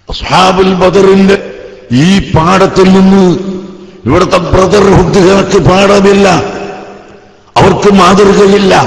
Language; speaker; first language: Malayalam; native; Malayalam